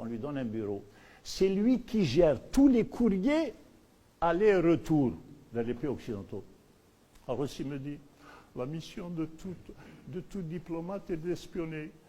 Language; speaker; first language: French; non-native, local second language; Berber languages